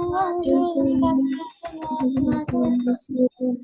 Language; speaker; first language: Arabic; non-native, learner; Bangla